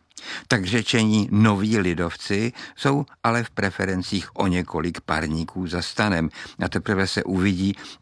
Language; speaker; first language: Czech; native; Czech